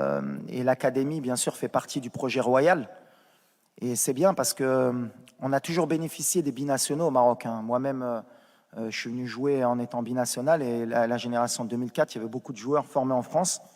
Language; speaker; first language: French; native; French